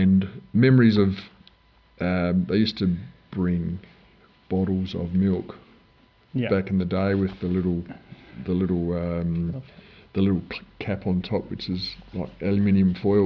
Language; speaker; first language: English; native; English